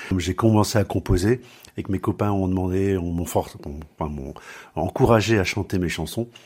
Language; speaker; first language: French; native; French